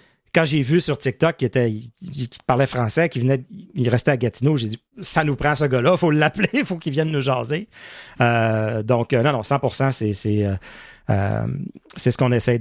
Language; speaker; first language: French; native; French